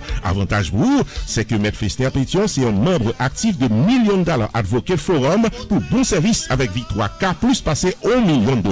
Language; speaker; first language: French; non-native, local second language; Haitian Creole